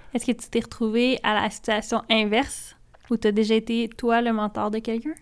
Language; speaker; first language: French; native; French